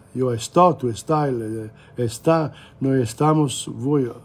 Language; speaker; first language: Spanish; non-native, learner; English